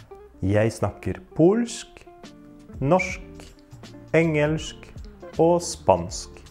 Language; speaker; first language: Norwegian; non-native, fluent; Polish